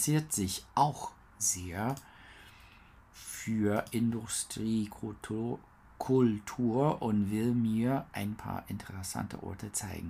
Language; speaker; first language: German; non-native, learner; English